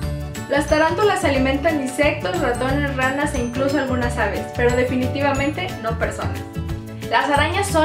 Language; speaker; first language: Spanish; native; Spanish